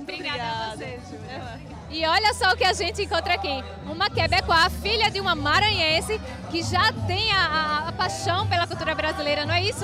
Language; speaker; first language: Portuguese; native; Portuguese